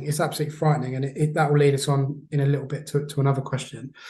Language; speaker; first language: English; native; English